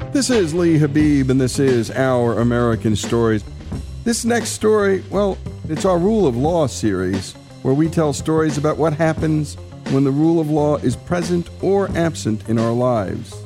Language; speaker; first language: English; native; English